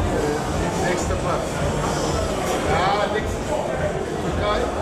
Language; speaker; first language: German; non-native, learner; Turkish